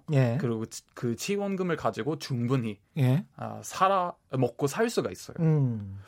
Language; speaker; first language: Korean; non-native, fluent; Swedish